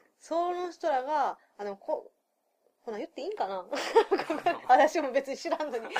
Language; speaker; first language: Japanese; native; Japanese